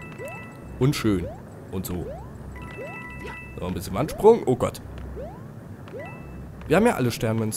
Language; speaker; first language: German; native; German